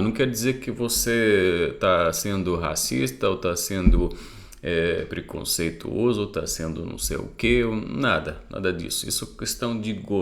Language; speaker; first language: Portuguese; non-native, fluent; Arabic